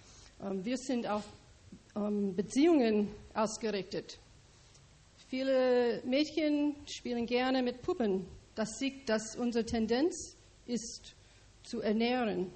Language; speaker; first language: German; non-native, learner; English